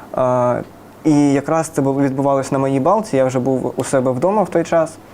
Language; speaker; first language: Ukrainian; native; Ukrainian